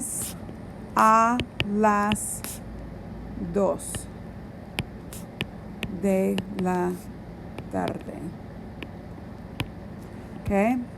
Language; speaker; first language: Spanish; non-native, fluent; English